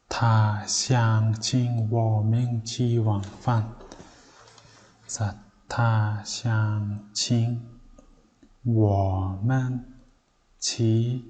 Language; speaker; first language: Chinese; non-native, fluent; Mongolian